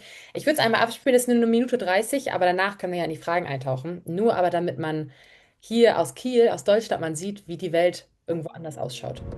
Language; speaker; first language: German; native; German